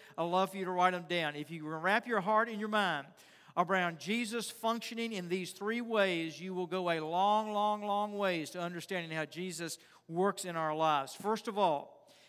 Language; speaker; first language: English; native; English